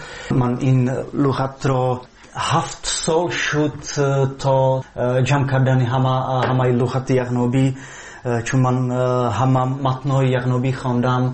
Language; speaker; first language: Persian; non-native, fluent; Czech